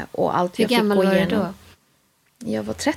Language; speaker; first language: Swedish; native; Swedish